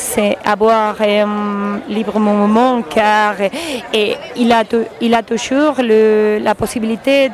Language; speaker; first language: French; non-native, learner; Spanish